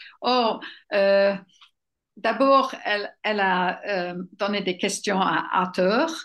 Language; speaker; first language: French; non-native, learner; English